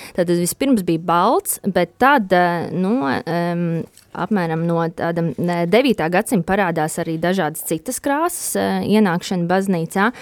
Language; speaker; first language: Latvian; native; Latvian